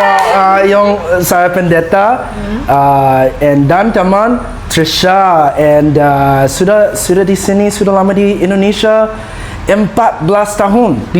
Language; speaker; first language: Indonesian; non-native, learner; English